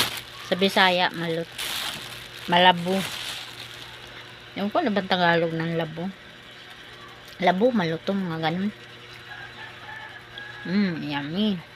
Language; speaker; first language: Filipino; non-native, local second language; Cebuano